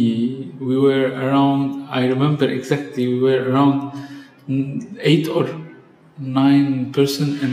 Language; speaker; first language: English; non-native, fluent; Arabic